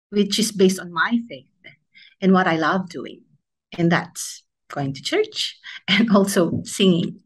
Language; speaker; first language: English; non-native, local second language; Filipino